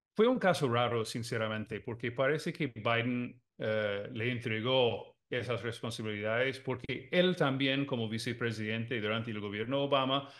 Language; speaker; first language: Spanish; non-native, fluent; English